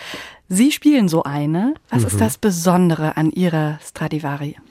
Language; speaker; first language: German; native; German